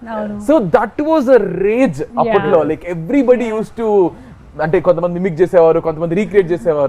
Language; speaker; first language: Telugu; native; Telugu